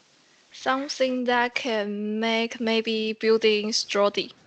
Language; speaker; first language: English; non-native, learner; Chinese